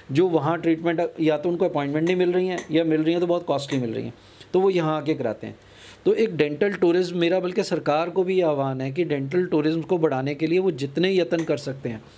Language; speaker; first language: Hindi; non-native, local second language; Punjabi